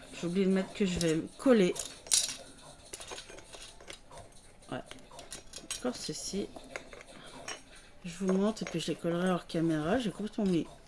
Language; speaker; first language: French; native; French